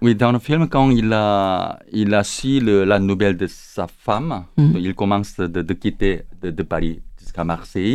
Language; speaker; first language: French; non-native, learner; Korean